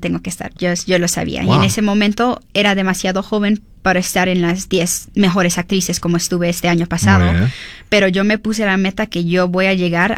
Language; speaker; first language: Spanish; early bilingual, heritage; Spanish